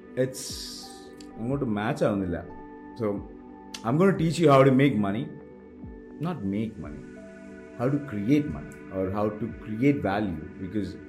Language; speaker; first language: English; non-native, local second language; Malayalam